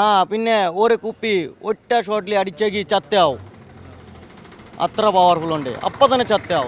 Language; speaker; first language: Malayalam; non-native, learner; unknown